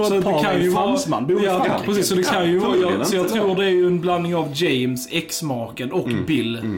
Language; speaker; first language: Swedish; native; Swedish